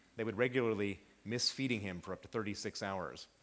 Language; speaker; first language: English; native; English